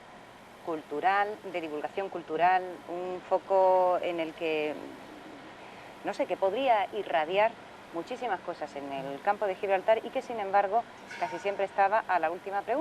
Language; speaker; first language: Spanish; native; Spanish